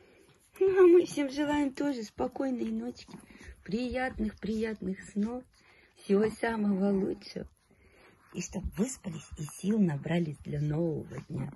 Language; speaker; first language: Russian; native; Russian